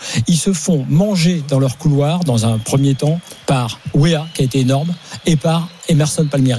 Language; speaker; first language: French; native; French